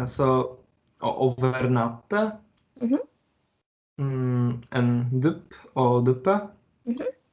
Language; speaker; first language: Norwegian; non-native, learner; Polish